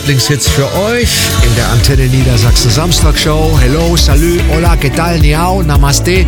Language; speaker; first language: German; native; German